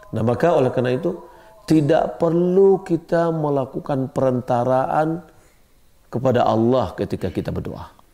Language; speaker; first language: Malay; non-native, local second language; Minangkabau